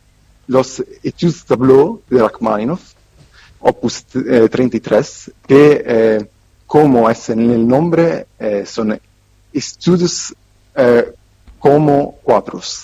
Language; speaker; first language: Spanish; non-native, fluent; Italian